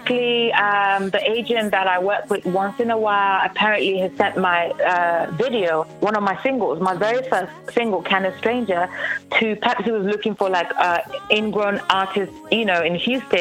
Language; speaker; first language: English; native; English